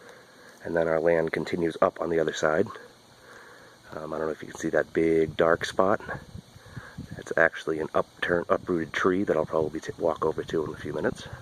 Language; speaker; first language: English; native; English